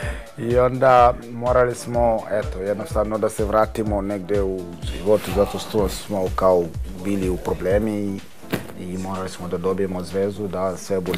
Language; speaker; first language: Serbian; non-native, learner; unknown